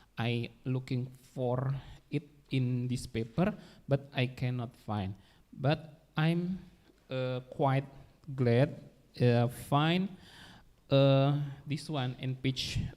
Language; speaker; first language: English; non-native, learner; Indonesian